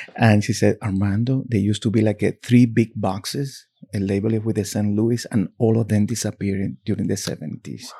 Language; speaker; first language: English; non-native, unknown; Spanish